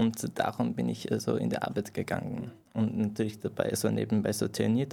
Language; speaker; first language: German; non-native, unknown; Persian